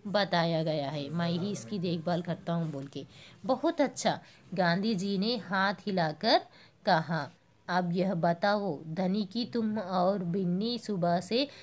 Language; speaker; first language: Hindi; non-native, local second language; Telugu